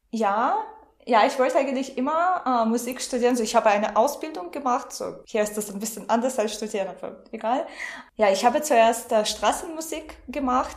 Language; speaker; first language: German; non-native, fluent; Russian